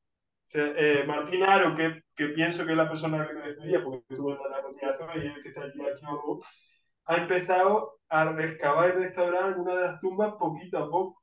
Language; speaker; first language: Spanish; native; Spanish